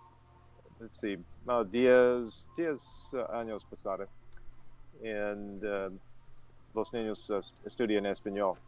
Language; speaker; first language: Spanish; non-native, learner; English